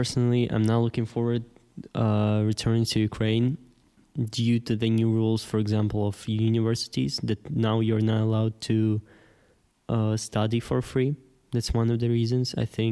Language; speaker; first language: English; non-native, fluent; Ukrainian